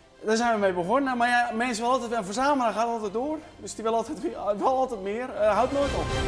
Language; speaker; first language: Dutch; native; Dutch